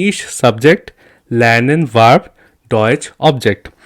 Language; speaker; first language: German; non-native, learner; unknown